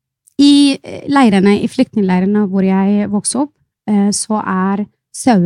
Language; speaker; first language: Norwegian; non-native, fluent; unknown